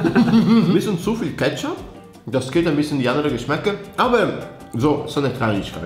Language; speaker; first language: German; non-native, fluent; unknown